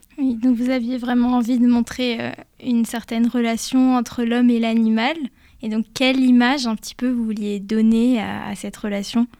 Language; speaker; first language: French; native; French